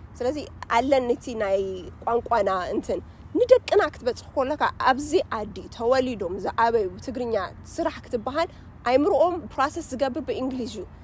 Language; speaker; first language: Tigrinya; early bilingual, heritage; Tigrinya